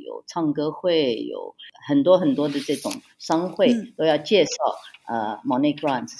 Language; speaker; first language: Chinese; early bilingual, heritage; Chinese